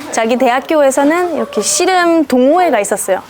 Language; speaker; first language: Korean; non-native, fluent; German